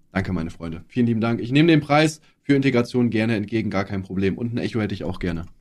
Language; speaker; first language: German; native; German